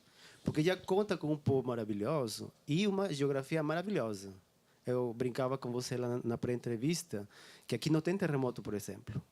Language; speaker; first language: Portuguese; non-native, fluent; Spanish